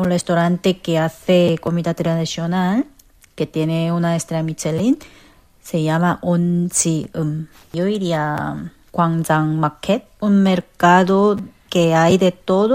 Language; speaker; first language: Spanish; non-native, fluent; Korean